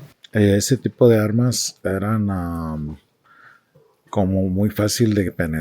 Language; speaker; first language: Spanish; early bilingual, heritage; Spanish